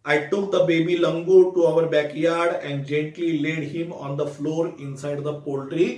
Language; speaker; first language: English; non-native, local second language; Marathi